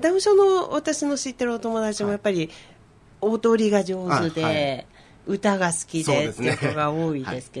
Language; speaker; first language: Japanese; native; Japanese